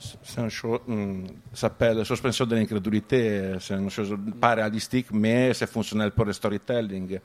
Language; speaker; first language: French; non-native, learner; Italian